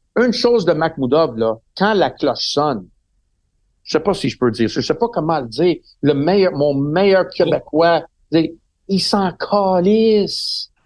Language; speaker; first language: French; non-native, local second language; English